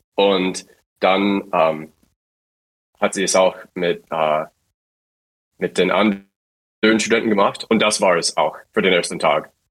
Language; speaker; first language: German; non-native, fluent; English